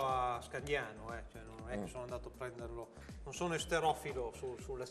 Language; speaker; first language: Italian; native; Italian